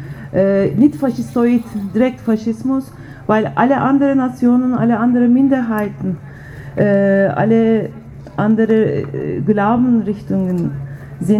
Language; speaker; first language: German; non-native, fluent; Turkish